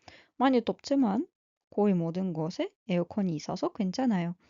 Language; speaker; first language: Korean; non-native, fluent; Russian